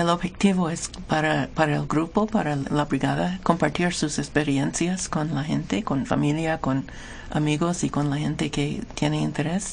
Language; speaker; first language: Spanish; non-native, fluent; English